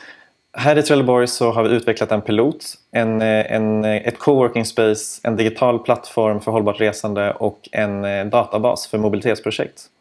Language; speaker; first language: Swedish; native; Swedish